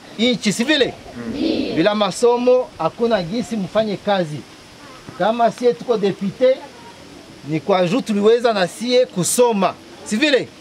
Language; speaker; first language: Swahili; non-native, local second language; Kinyarwanda